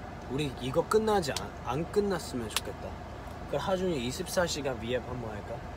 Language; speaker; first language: Korean; non-native, fluent; Cantonese